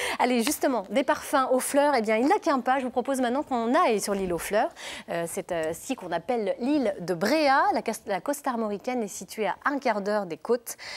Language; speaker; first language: French; native; French